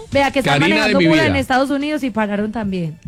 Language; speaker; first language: Spanish; native; Spanish